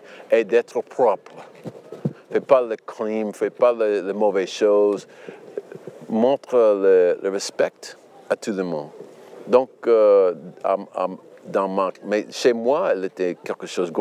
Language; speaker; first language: French; non-native, learner; English